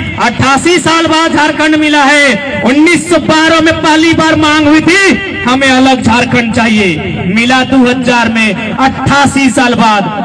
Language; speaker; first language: Hindi; non-native, local second language; Magahi